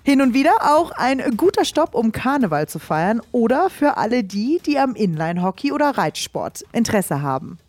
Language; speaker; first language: German; native; German